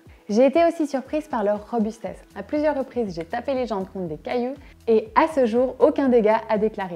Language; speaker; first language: French; native; French